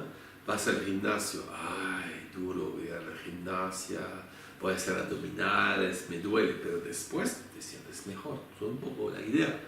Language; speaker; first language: Spanish; non-native, fluent; French